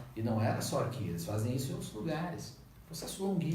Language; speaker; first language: Portuguese; native; Portuguese